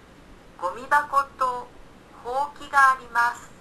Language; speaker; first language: Japanese; non-native, learner; Indonesian